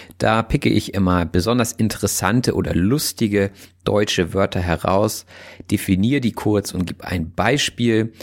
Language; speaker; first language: German; native; German